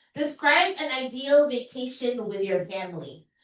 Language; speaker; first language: English; non-native, local second language; Filipino